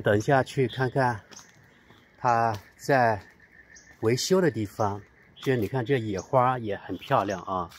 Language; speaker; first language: Chinese; native; Chinese